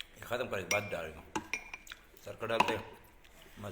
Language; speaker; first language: Hindi; non-native, learner; Pashto